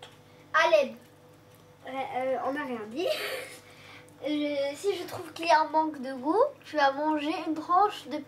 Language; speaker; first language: French; non-native, local second language; Arabic